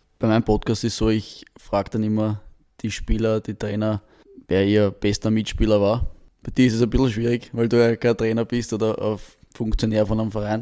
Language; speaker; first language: German; native; German